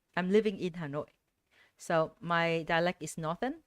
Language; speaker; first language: English; non-native, fluent; Vietnamese